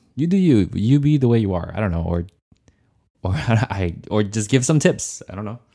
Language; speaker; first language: English; non-native, fluent; Portuguese